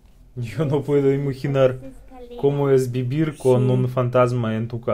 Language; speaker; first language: Spanish; non-native, learner; Russian